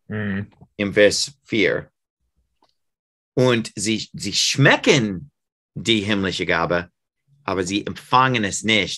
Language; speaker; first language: German; non-native, fluent; English